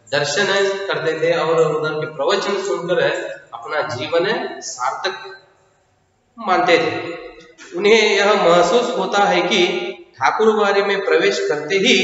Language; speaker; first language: Hindi; non-native, local second language; Kannada